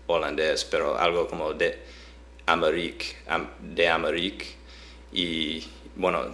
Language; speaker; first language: Spanish; non-native, fluent; English